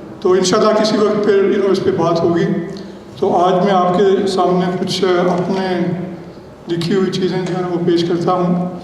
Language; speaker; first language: Urdu; non-native, local second language; Punjabi